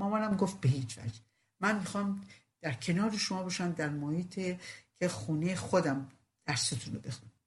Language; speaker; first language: Persian; non-native, local second language; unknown